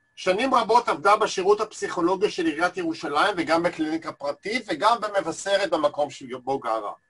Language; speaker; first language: Hebrew; native; Hebrew